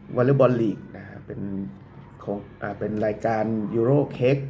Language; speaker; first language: Thai; native; Thai